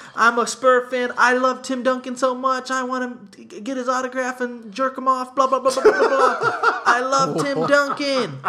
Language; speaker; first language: English; native; English